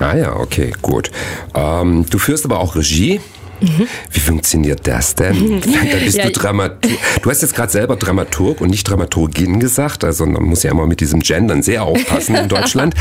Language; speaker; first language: German; native; German